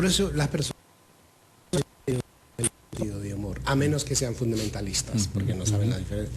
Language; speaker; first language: Spanish; non-native, fluent; English